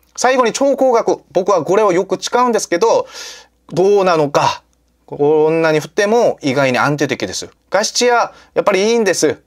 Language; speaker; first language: Japanese; non-native, fluent; Korean